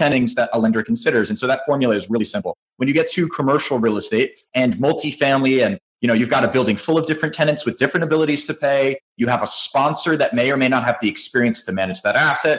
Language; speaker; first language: English; native; English